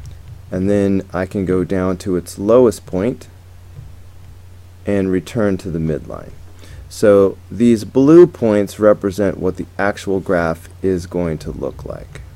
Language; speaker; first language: English; native; English